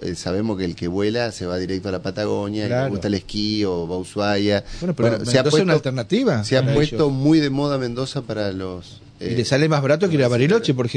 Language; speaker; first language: Spanish; native; Spanish